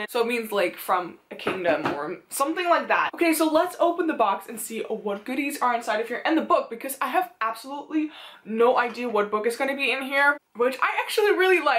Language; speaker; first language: English; non-native, fluent; Dutch